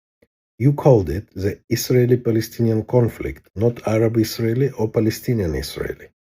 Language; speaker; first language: English; non-native, fluent; Hebrew